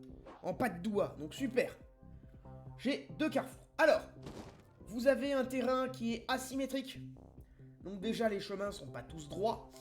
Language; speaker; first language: French; native; French